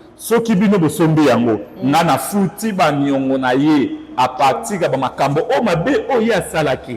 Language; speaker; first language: Lingala; non-native, local second language; Kongo